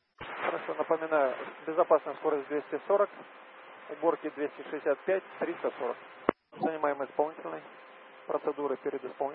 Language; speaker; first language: Russian; native; Russian